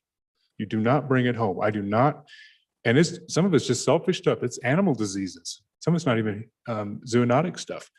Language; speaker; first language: English; native; English